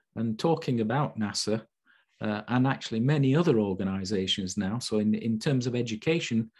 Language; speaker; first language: English; native; English